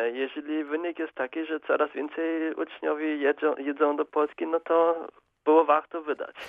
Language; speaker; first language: Polish; non-native, fluent; German